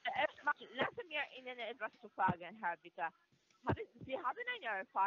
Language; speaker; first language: German; non-native, learner; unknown